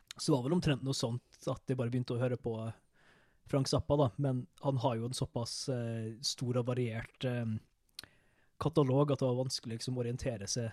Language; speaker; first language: Norwegian; native; Norwegian